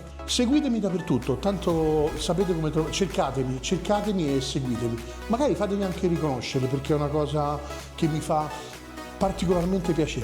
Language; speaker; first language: Italian; native; Italian